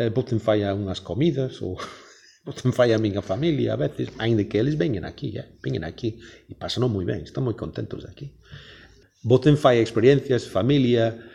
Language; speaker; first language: Galician; non-native, fluent; English